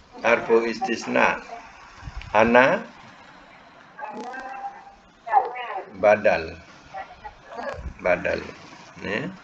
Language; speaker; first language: Arabic; non-native, fluent; Malay